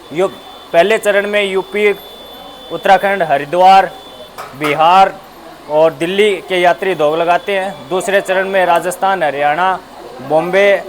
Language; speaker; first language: Hindi; native; Hindi